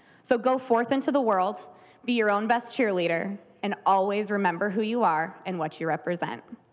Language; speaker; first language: English; native; English